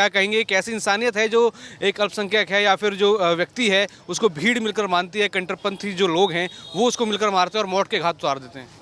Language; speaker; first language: Hindi; native; Hindi